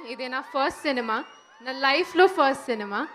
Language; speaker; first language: Telugu; non-native, learner; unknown